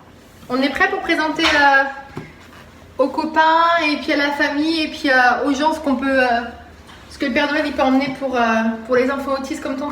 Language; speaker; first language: French; native; French